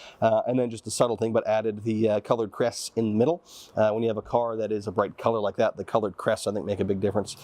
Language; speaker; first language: English; native; English